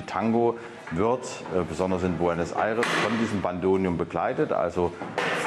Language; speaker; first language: German; native; German